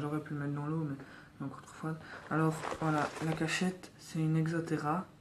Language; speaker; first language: French; native; French